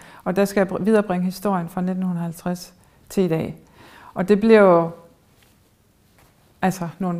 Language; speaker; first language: Danish; early bilingual, heritage; German